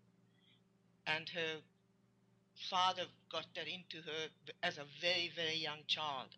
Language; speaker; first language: English; non-native, fluent; Hungarian